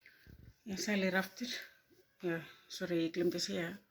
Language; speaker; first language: Icelandic; non-native, learner; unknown